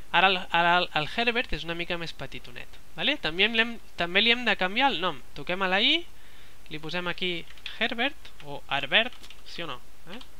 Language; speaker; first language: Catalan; non-native, local second language; Spanish